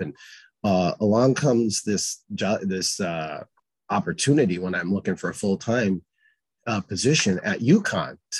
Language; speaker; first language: English; native; English